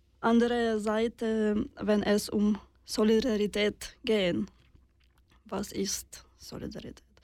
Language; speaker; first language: German; non-native, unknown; Russian